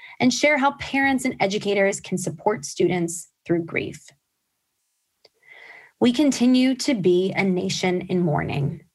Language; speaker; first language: English; native; English